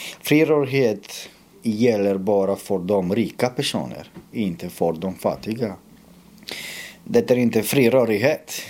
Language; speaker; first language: Swedish; non-native, fluent; Romanian